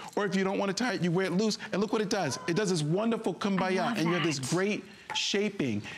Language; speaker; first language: English; native; English